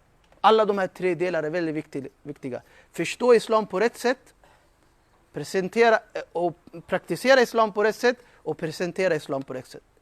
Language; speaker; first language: Swedish; non-native, fluent; Urdu